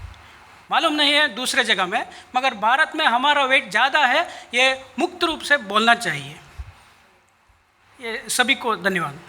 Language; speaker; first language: Hindi; non-native, local second language; Kannada